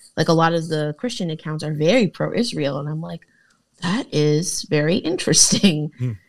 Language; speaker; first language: English; native; English